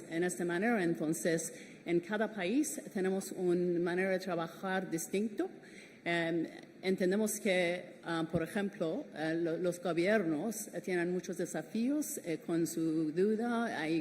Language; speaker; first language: Spanish; non-native, fluent; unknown